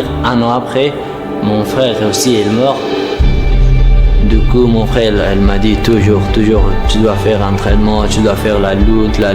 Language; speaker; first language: French; non-native, learner; Persian